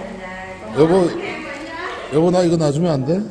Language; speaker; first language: Korean; native; Korean